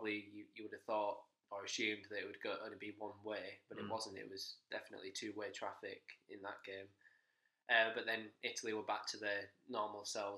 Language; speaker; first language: English; native; English